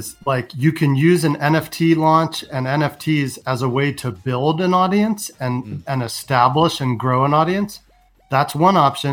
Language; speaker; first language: English; native; English